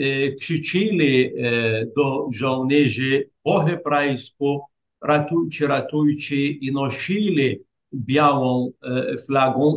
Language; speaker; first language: Polish; non-native, fluent; Arabic